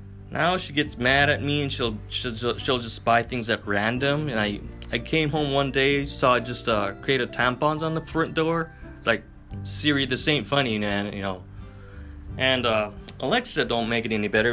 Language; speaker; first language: English; non-native, fluent; Japanese